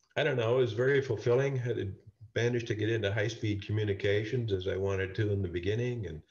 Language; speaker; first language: English; native; English